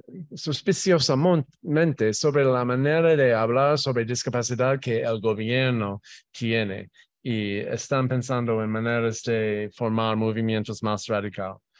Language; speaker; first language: Spanish; non-native, fluent; English